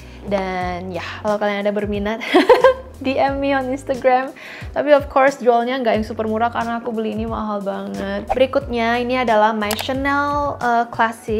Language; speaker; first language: Indonesian; native; Indonesian